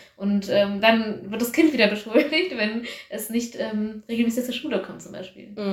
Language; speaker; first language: German; early bilingual, other home language; Tamil